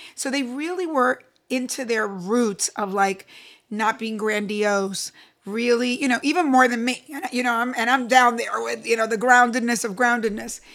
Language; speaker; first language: English; early bilingual, other home language; Spanish